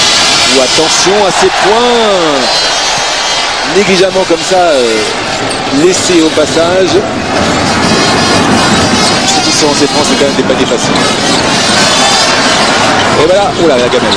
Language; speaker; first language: French; native; French